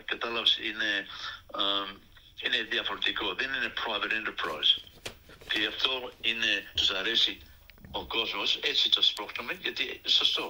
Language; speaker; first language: Greek; early bilingual, other home language; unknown